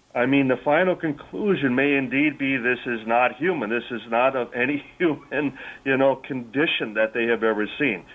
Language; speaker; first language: English; native; English